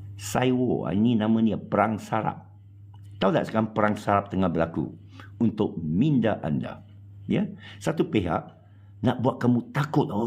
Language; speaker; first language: Malay; non-native, local second language; Chinese